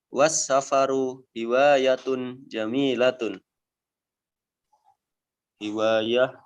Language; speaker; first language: Arabic; non-native, learner; Indonesian